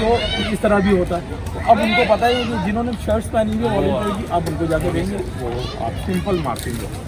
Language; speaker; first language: Urdu; native; Urdu